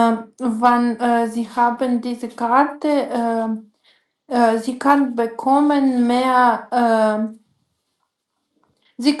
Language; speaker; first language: German; non-native, learner; Macedonian